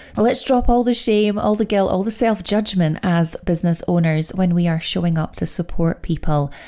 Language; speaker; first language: English; native; English